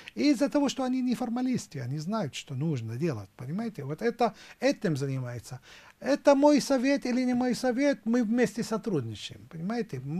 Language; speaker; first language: Russian; non-native, fluent; Arabic